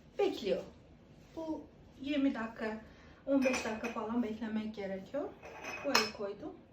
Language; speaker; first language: Turkish; non-native, learner; Persian